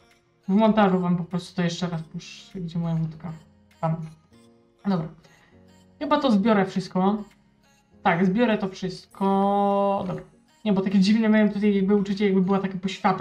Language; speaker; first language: Polish; native; Polish